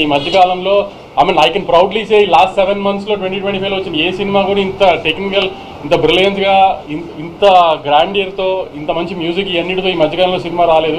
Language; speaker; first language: Telugu; native; Telugu